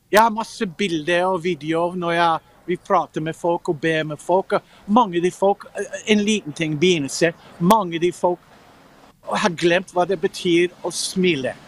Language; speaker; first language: Norwegian; non-native, fluent; English